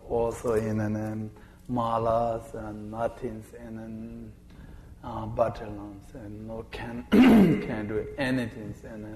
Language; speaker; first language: English; non-native, learner; Chinese